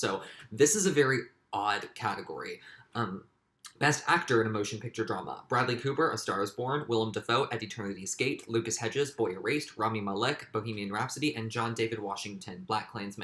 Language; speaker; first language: English; native; English